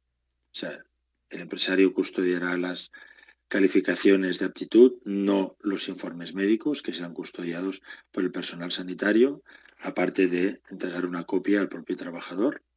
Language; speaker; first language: Spanish; native; Spanish